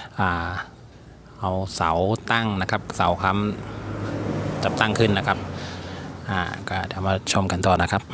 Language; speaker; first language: Thai; native; Thai